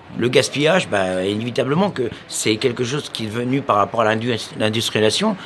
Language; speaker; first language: French; native; French